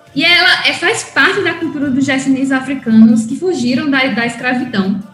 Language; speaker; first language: Portuguese; early bilingual, heritage; Spanish